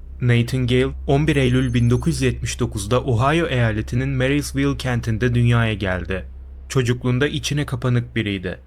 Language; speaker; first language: Turkish; native; Turkish